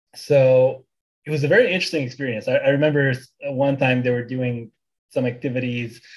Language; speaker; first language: English; early bilingual, other home language; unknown